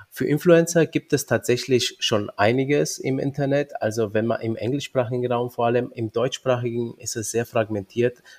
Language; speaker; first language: German; early bilingual, other home language; Romanian